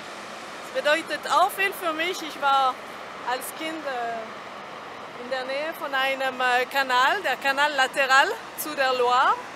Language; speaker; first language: German; non-native, fluent; French